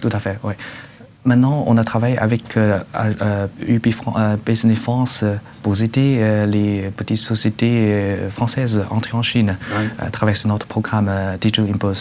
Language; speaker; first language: French; non-native, learner; Chinese